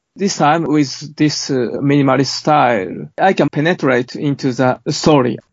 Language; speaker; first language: English; non-native, fluent; Japanese